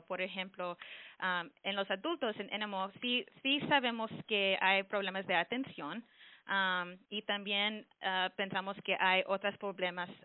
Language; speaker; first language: Spanish; early bilingual, heritage; English